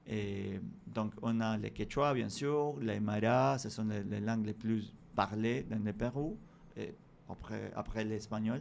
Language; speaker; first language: French; non-native, fluent; Spanish